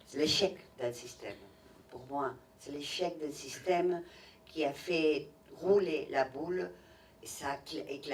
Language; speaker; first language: French; non-native, fluent; Catalan